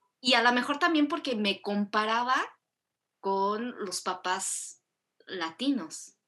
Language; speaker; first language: Spanish; early bilingual, other home language; Korean